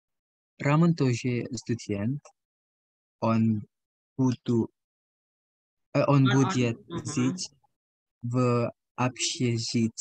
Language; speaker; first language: Russian; non-native, learner; Indonesian